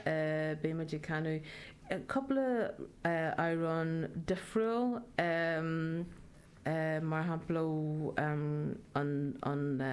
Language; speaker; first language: Irish; non-native, learner; Welsh